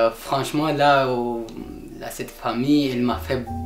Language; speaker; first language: French; non-native, learner; Persian